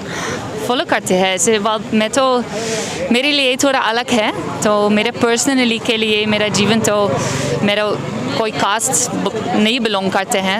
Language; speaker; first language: Hindi; non-native, learner; Dutch